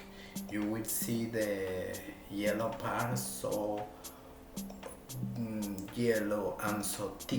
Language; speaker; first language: English; non-native, learner; Spanish